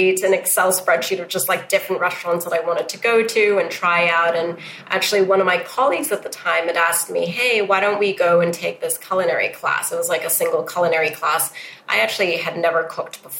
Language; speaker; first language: English; non-native, local second language; Cantonese